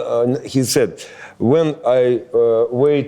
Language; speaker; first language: English; non-native, learner; Russian